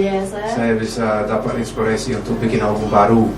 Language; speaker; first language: Indonesian; non-native, fluent; English